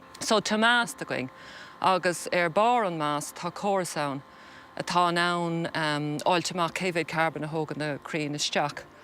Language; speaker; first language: Irish; native; Irish